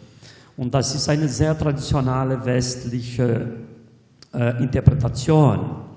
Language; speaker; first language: German; non-native, fluent; Portuguese